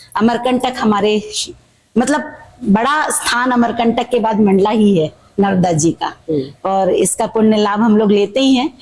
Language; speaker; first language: Hindi; native; Hindi